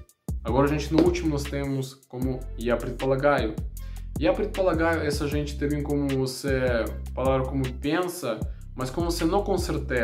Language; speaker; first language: Portuguese; non-native, learner; Russian